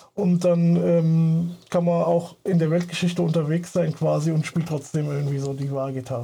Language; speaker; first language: German; native; German